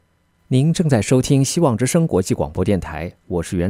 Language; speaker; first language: Chinese; native; Chinese